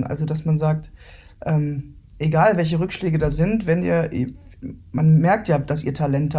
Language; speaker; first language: German; native; German